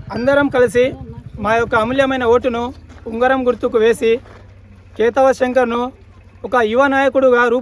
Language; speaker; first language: Telugu; non-native, local second language; Lambadi